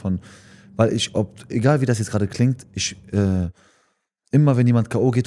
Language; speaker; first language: German; early bilingual, other home language; Chechen